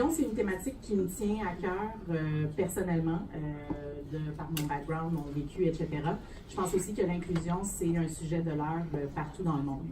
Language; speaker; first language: French; native; French